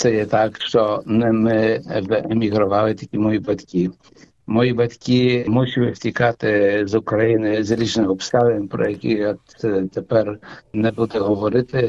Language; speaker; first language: Polish; non-native, local second language; Ukrainian